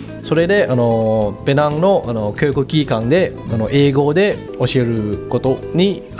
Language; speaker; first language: Japanese; non-native, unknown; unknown